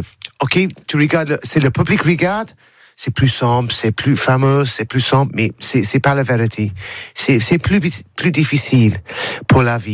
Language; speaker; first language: French; non-native, learner; English